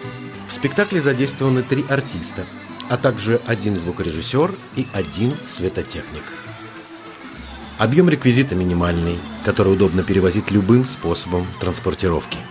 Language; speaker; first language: Russian; native; Russian